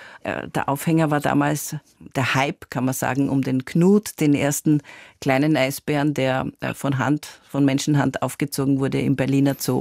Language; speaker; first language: German; native; German